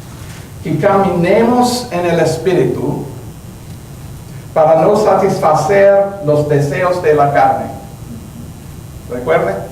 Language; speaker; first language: Spanish; non-native, learner; English